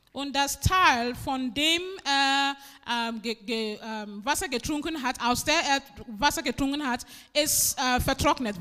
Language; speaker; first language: German; non-native, fluent; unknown